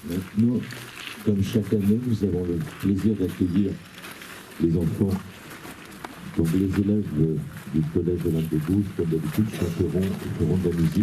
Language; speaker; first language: French; native; French